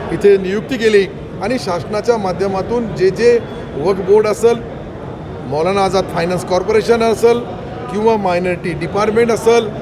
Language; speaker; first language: Marathi; non-native, local second language; Urdu